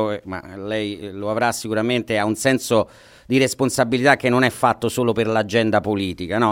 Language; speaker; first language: Italian; native; Italian